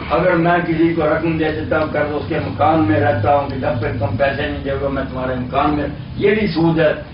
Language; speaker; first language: Urdu; non-native, local second language; Punjabi